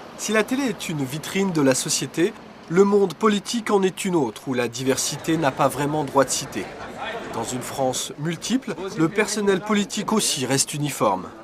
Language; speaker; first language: French; native; French